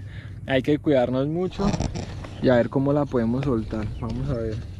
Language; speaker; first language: Spanish; native; Spanish